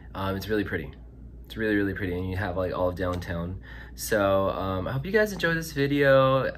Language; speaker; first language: English; native; English